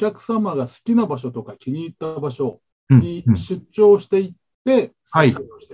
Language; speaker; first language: Japanese; native; Japanese